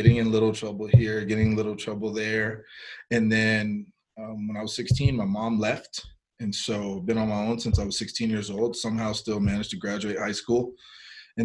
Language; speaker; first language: English; early bilingual, other home language; Spanish